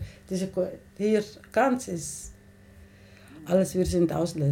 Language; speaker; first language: German; non-native, learner; Somali